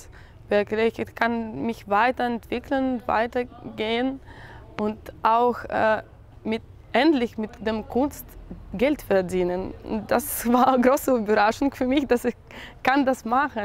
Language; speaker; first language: German; non-native, learner; Russian